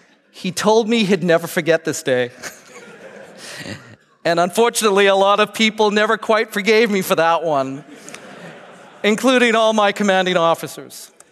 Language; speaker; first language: English; native; English